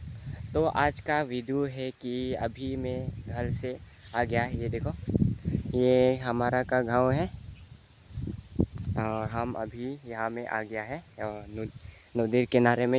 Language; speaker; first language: Hindi; non-native, local second language; Karbi